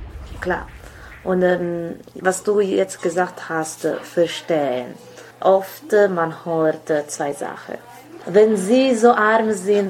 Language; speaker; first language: German; non-native, learner; Italian